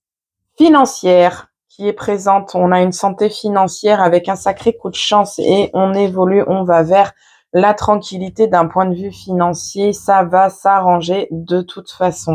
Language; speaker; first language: French; native; French